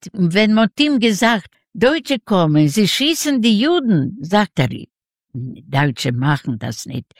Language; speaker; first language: German; non-native, learner; Yiddish